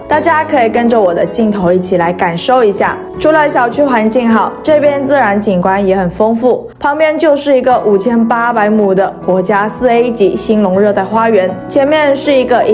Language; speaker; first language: Chinese; native; Chinese